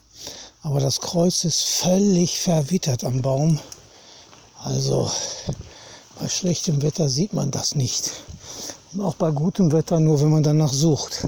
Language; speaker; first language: German; native; German